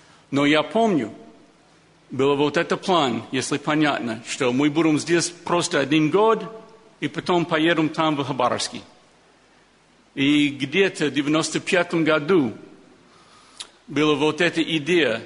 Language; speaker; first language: Russian; non-native, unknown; English